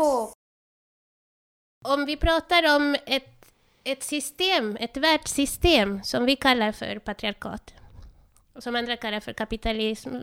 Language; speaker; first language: Swedish; non-native, fluent; Spanish